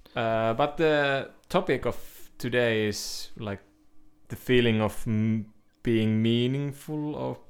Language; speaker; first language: English; non-native, fluent; Finnish